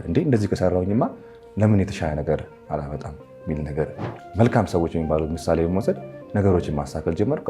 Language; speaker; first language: Amharic; native; Amharic